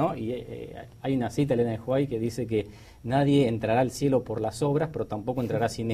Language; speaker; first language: Spanish; native; Spanish